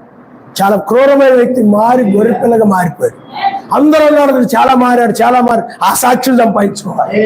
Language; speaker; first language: Telugu; native; Telugu